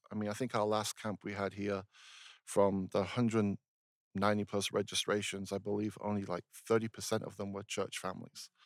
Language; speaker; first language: English; native; English